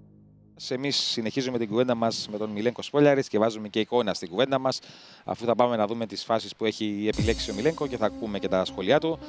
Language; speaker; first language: Greek; native; Greek